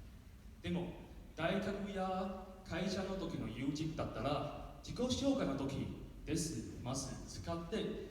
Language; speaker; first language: Japanese; non-native, learner; Min Nan Chinese